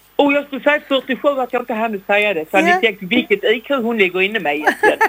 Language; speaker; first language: Swedish; native; Swedish